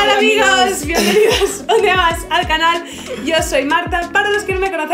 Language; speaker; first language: Spanish; native; Spanish